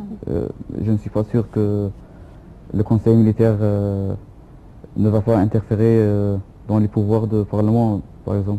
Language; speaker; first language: French; non-native, fluent; Arabic